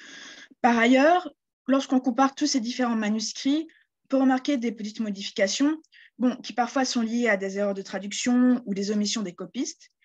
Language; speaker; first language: French; native; French